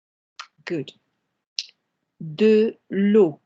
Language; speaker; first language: French; non-native, fluent; English